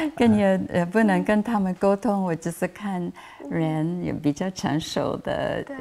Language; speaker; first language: Chinese; non-native, fluent; English